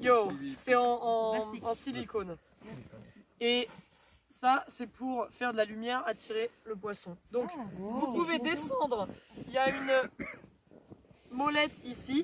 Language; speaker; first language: French; native; French